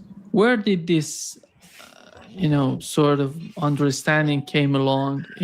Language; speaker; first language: English; non-native, fluent; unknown